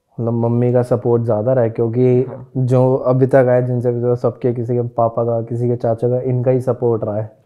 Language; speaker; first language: Hindi; native; Hindi